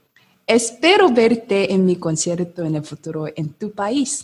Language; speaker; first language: Spanish; non-native, learner; Korean